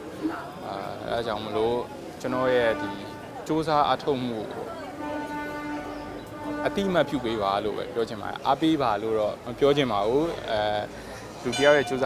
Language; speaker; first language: Burmese; native; Burmese